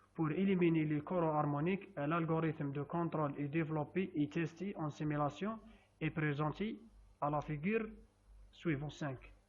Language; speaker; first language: French; non-native, local second language; Arabic